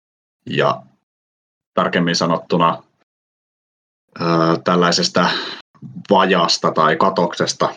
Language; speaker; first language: Finnish; native; Finnish